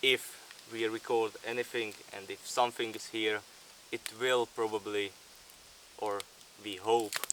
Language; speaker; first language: English; non-native, fluent; Slovak